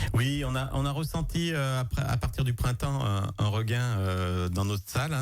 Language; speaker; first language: French; native; French